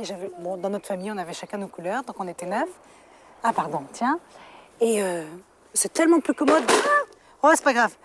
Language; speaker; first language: French; native; French